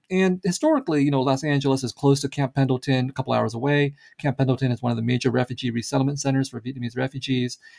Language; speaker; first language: English; early bilingual, other home language; Vietnamese